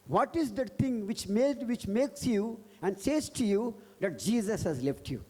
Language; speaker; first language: English; non-native, local second language; Telugu